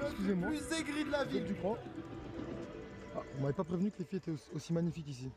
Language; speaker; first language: French; native; French